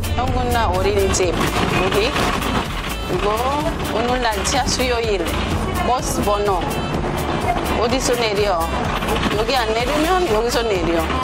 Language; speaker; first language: Korean; non-native, learner; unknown